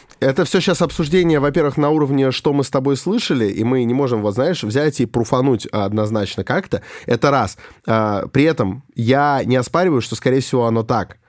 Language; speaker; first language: Russian; native; Russian